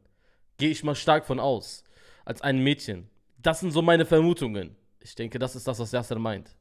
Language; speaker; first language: German; native; German